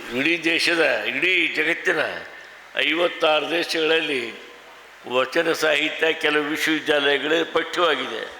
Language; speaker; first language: Kannada; native; Kannada